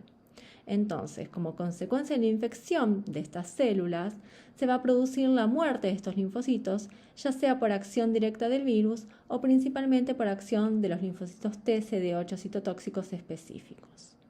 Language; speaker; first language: Spanish; native; Spanish